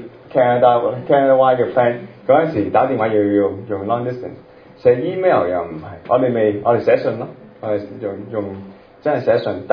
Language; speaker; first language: Cantonese; early bilingual, other home language; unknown